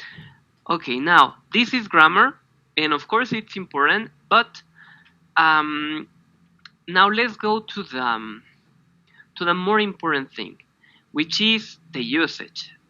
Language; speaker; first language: English; non-native, fluent; Spanish